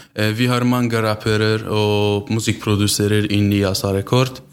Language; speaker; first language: Norwegian; non-native, fluent; Persian